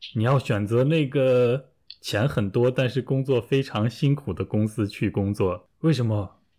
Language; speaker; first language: Chinese; native; Chinese